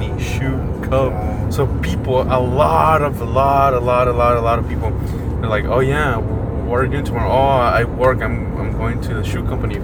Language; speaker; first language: English; non-native, fluent; Spanish